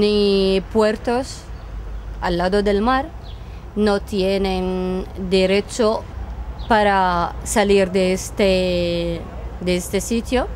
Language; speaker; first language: Spanish; non-native, fluent; Arabic